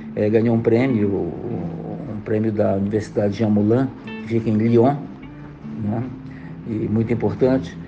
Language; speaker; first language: Portuguese; native; Portuguese